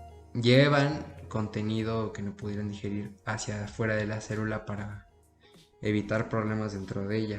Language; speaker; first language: Spanish; native; Spanish